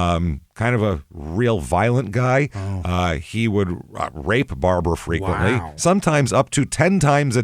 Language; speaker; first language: English; native; English